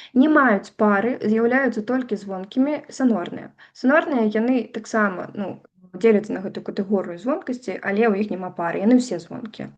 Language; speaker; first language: Belarusian; native; Belarusian